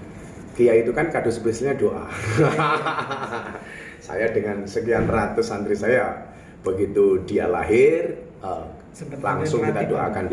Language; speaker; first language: Indonesian; native; Indonesian